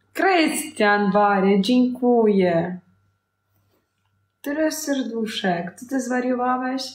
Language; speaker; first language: Polish; non-native, learner; Ukrainian